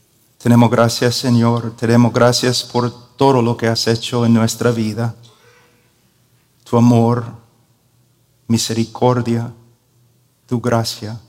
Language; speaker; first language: Spanish; non-native, fluent; English